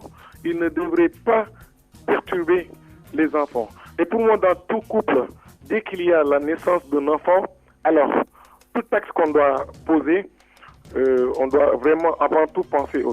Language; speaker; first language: French; non-native, local second language; Wolof